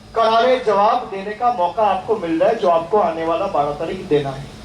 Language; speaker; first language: Hindi; non-native, local second language; Bangla